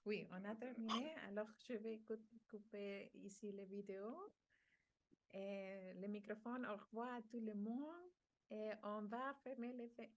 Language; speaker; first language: French; non-native, fluent; Spanish